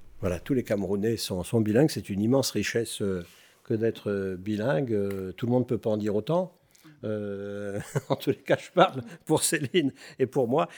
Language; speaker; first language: French; native; French